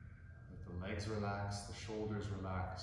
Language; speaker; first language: English; native; English